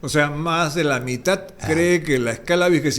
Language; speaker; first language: Spanish; native; Spanish